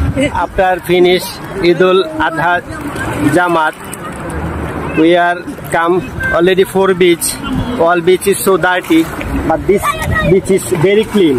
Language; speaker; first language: English; non-native, learner; Bangla